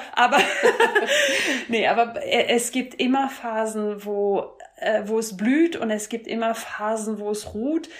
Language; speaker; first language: German; non-native, fluent; French